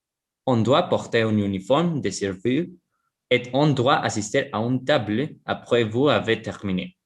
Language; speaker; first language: French; non-native, learner; Spanish